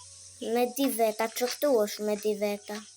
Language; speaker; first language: Albanian; early bilingual, heritage; Albanian